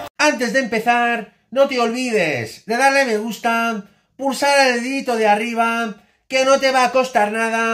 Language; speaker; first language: Spanish; native; Spanish